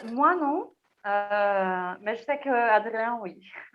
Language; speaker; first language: French; non-native, fluent; Portuguese